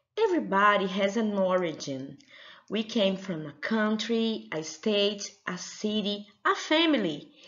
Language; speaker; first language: English; non-native, fluent; Portuguese